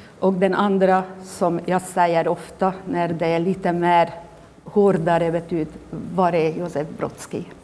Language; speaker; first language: Swedish; non-native, fluent; Hungarian